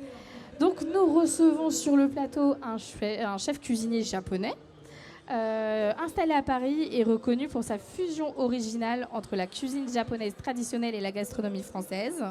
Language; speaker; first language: French; native; French